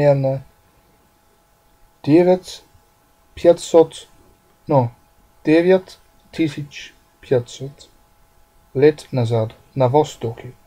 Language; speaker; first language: Russian; non-native, learner; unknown